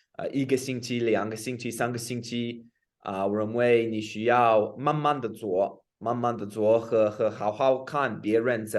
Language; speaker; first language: Chinese; non-native, fluent; English